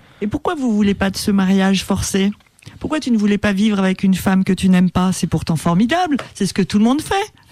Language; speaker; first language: French; native; French